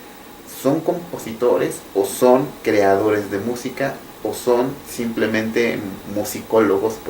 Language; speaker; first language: Spanish; native; Spanish